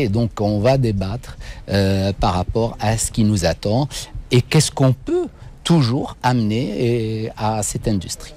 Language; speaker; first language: French; non-native, local second language; Arabic